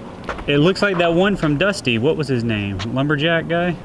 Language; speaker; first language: English; native; English